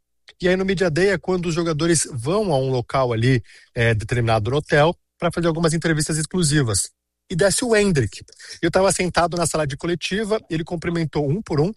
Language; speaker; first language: Portuguese; native; Portuguese